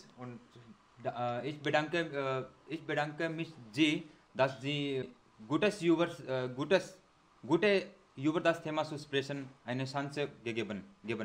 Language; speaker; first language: German; non-native, learner; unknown